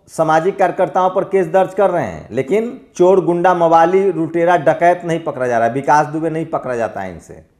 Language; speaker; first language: Hindi; native; Hindi